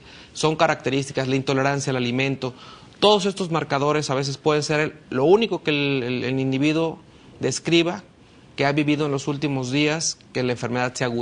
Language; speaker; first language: Spanish; native; Spanish